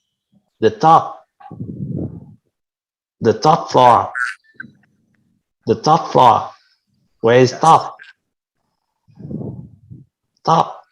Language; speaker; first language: English; non-native, fluent; Vietnamese